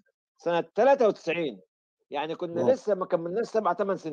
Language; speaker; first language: Arabic; native; Arabic